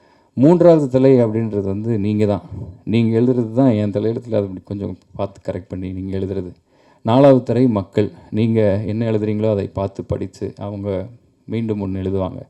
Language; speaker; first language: Tamil; native; Tamil